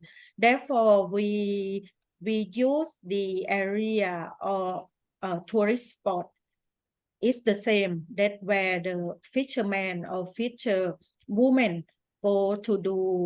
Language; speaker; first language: English; non-native, fluent; Thai